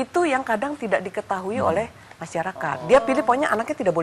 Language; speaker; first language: Indonesian; native; Indonesian